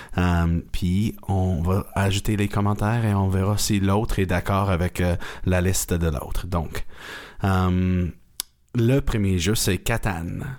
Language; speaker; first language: French; native; French